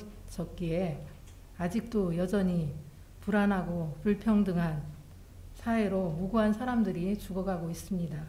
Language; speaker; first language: Korean; native; Korean